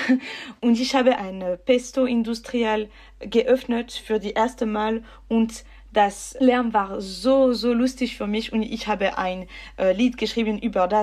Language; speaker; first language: German; non-native, learner; French